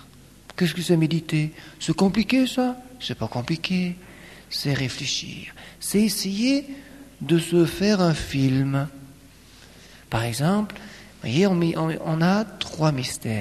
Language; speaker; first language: French; native; French